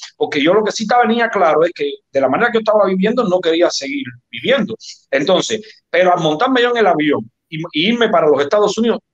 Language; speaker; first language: Spanish; native; Spanish